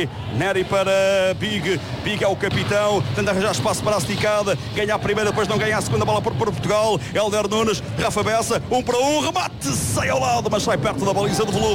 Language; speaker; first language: Portuguese; native; Portuguese